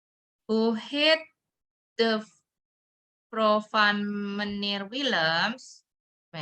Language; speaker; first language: Dutch; non-native, learner; Indonesian